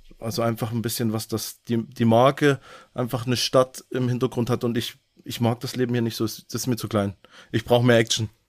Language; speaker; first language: German; native; German